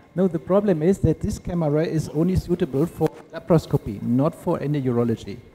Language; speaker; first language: English; non-native, fluent; German